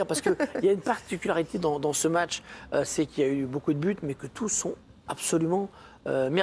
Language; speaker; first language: French; native; French